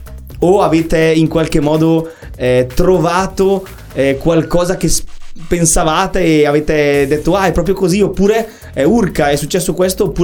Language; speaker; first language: Italian; native; Italian